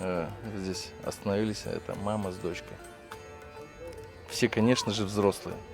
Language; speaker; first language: Russian; native; Russian